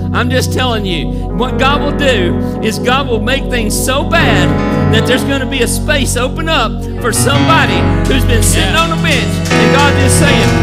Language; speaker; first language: English; native; English